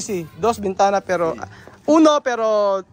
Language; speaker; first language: Spanish; non-native, learner; Filipino